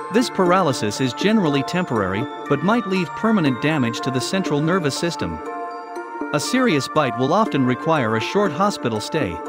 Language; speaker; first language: English; native; English